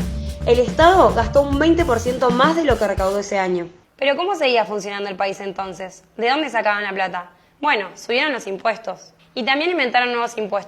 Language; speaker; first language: Spanish; native; Spanish